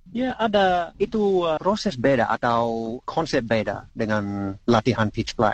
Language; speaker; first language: Indonesian; non-native, learner; English